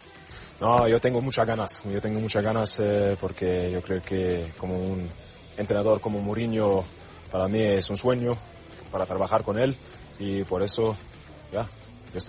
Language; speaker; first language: Spanish; non-native, learner; German